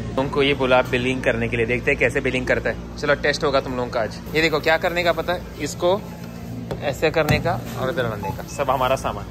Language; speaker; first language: Hindi; non-native, local second language; Marathi